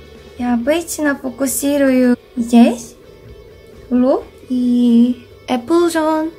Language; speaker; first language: Russian; non-native, fluent; Korean